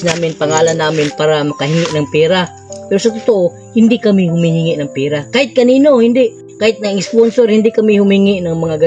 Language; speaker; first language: Filipino; non-native, local second language; Cebuano